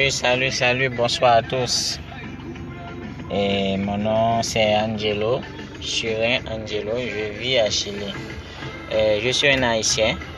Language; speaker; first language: French; non-native, learner; Haitian Creole